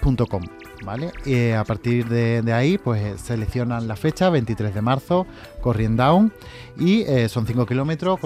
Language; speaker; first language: Spanish; native; Spanish